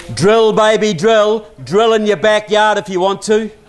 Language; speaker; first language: English; native; English